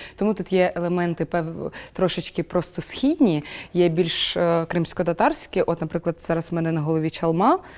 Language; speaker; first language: Ukrainian; non-native, local second language; Crimean Tatar